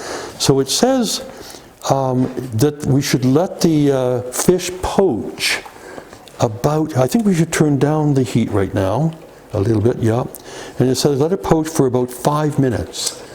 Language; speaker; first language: English; native; English